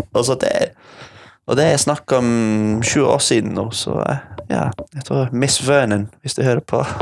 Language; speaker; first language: Norwegian; non-native, fluent; English